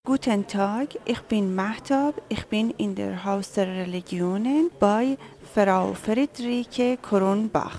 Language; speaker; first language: German; non-native, learner; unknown